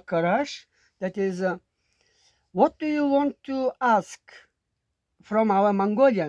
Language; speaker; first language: English; non-native, learner; Mongolian